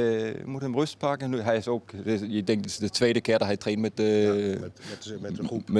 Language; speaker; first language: Dutch; non-native, fluent; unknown